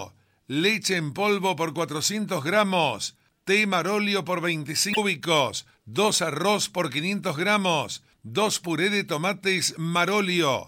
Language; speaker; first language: Spanish; native; Spanish